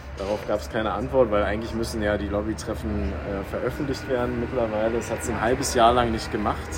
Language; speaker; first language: German; native; German